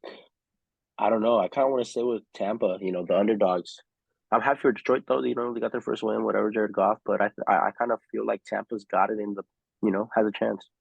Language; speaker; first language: English; native; English